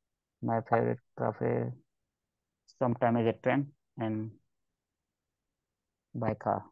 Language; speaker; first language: English; non-native, learner; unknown